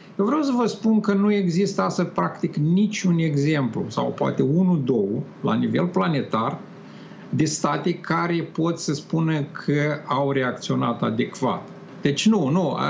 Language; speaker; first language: Romanian; native; Romanian